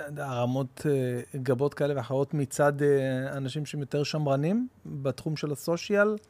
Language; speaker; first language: Hebrew; native; Hebrew